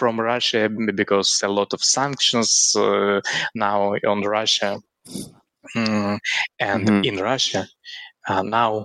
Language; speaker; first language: English; non-native, learner; Russian